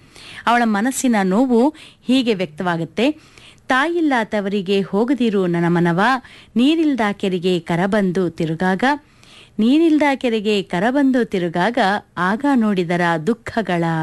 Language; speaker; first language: Kannada; native; Kannada